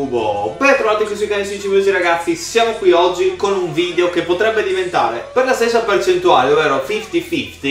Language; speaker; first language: Italian; native; Italian